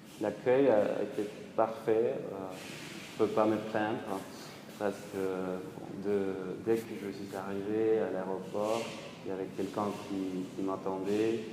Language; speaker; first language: French; non-native, fluent; Spanish